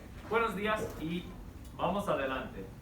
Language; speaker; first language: Spanish; non-native, fluent; English